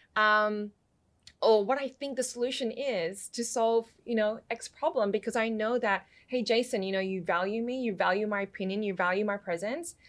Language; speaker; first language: English; native; English